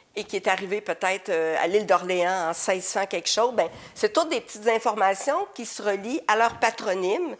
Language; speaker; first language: French; native; French